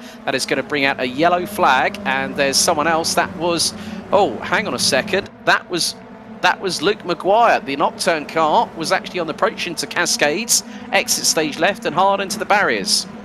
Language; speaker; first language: English; native; English